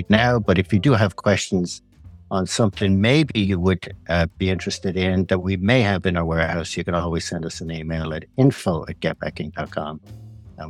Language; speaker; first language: English; native; English